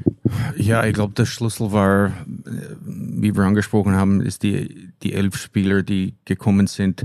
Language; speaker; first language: German; non-native, fluent; English